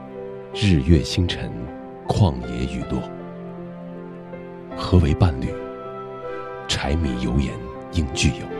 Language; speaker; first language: Chinese; native; Chinese